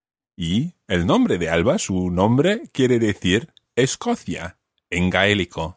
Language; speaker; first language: Spanish; non-native, fluent; English